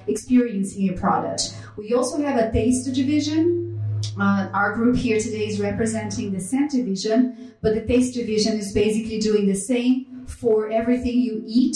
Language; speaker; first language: English; non-native, fluent; Portuguese